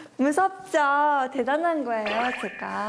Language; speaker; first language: Korean; non-native, learner; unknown